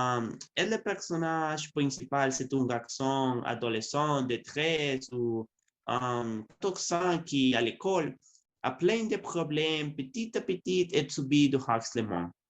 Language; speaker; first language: French; non-native, learner; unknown